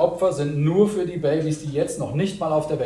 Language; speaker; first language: German; native; German